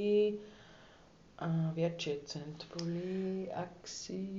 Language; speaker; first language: Greek; non-native, learner; German